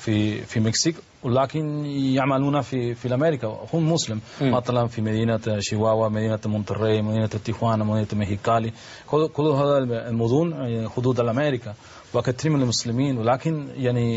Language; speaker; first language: Arabic; non-native, learner; Spanish